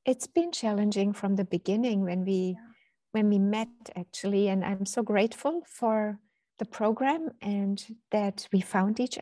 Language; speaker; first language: English; non-native, fluent; German